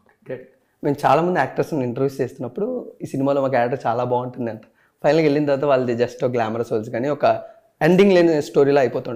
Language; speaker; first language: Telugu; native; Telugu